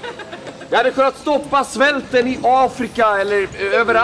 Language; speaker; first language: Swedish; native; Swedish